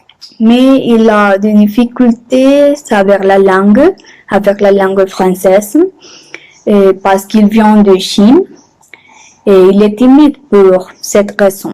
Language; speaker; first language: French; non-native, learner; Spanish